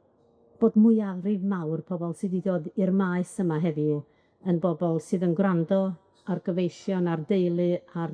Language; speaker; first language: Welsh; native; Welsh